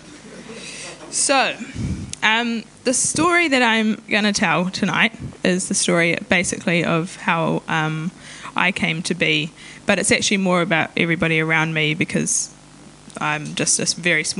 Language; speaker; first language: English; non-native, local second language; Māori